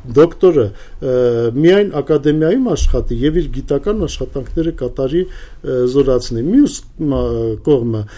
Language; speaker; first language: Armenian; native; Armenian